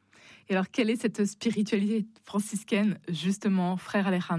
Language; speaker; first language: French; native; French